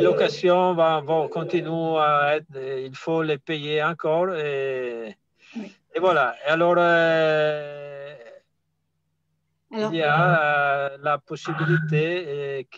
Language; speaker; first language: French; non-native, fluent; Italian